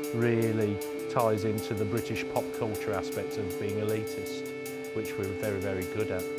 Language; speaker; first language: English; native; English